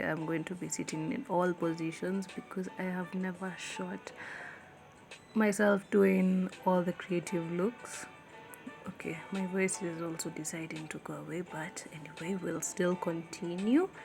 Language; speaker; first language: English; non-native, local second language; Swahili